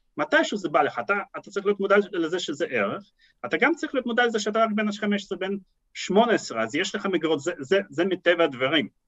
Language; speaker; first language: Hebrew; non-native, fluent; Russian